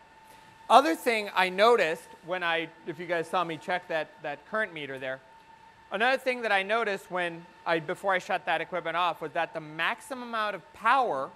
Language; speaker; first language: English; native; English